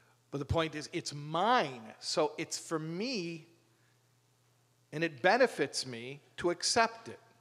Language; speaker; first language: English; native; English